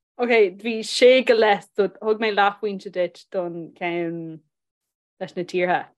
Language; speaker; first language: Irish; non-native, local second language; English